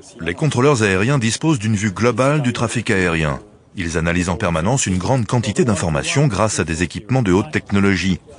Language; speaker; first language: French; native; French